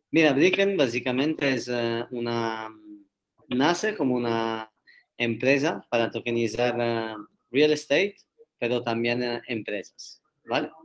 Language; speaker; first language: Spanish; non-native, fluent; Italian